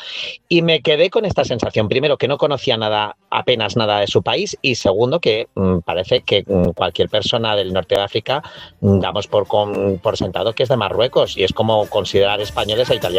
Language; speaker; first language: Spanish; native; Spanish